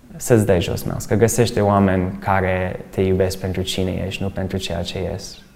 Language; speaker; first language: Romanian; early bilingual, other home language; English